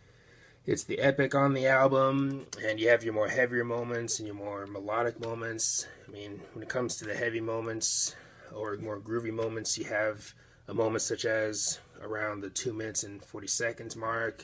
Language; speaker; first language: English; native; English